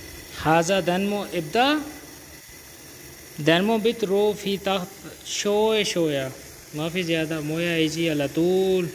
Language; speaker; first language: Arabic; non-native, learner; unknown